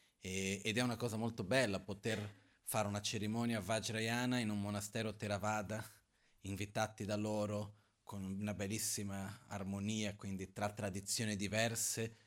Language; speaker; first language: Italian; non-native, fluent; Portuguese